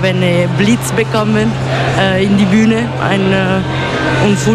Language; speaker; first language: German; non-native, local second language; Italian